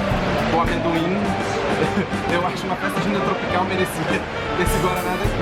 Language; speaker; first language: Portuguese; native; Portuguese